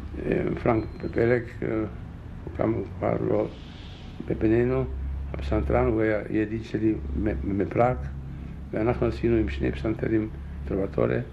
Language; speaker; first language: Hebrew; non-native, fluent; German